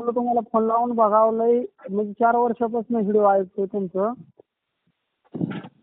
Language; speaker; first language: Marathi; native; Marathi